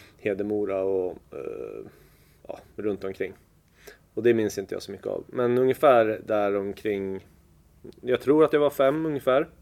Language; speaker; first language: Swedish; native; Swedish